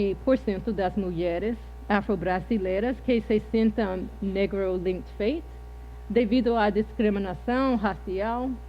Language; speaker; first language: Portuguese; non-native, fluent; English